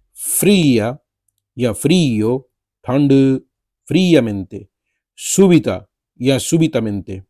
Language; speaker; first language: Spanish; non-native, local second language; Urdu